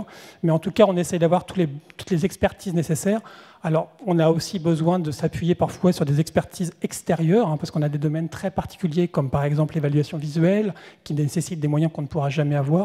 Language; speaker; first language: French; native; French